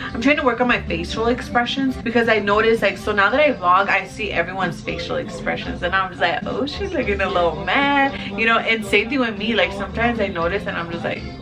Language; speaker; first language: English; early bilingual, other home language; Spanish